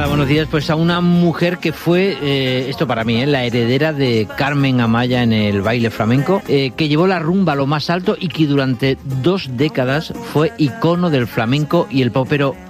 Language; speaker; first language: Spanish; native; Spanish